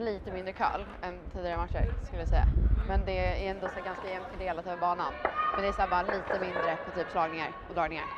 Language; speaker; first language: Swedish; native; Swedish